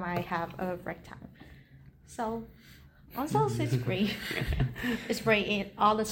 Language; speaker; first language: English; non-native, learner; Vietnamese